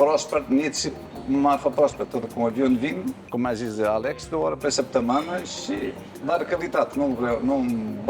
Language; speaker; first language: Romanian; non-native, learner; Portuguese